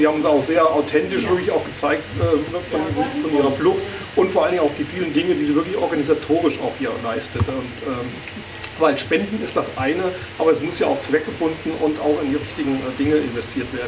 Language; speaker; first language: German; native; German